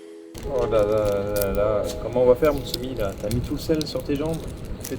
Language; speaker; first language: French; native; French